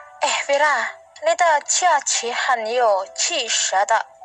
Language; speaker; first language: Chinese; non-native, learner; Indonesian